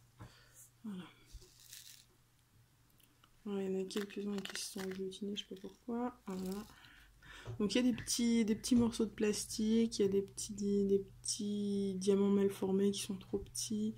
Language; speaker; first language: French; native; French